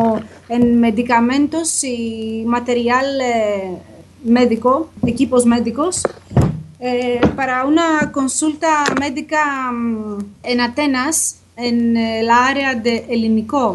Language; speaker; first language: Spanish; non-native, fluent; Greek